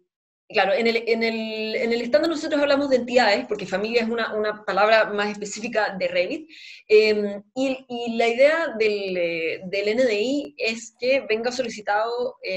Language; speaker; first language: Spanish; native; Spanish